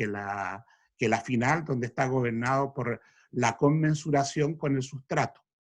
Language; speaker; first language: Spanish; native; Spanish